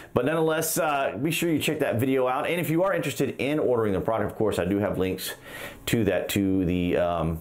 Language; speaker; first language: English; native; English